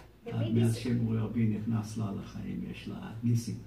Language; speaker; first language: Hebrew; non-native, fluent; English